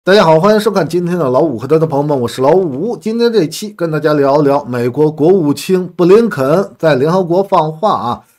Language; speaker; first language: Chinese; native; Chinese